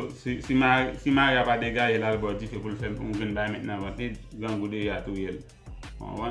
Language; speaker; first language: French; non-native, local second language; Haitian Creole